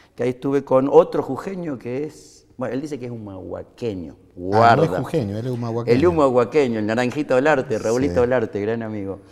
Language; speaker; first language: Spanish; native; Spanish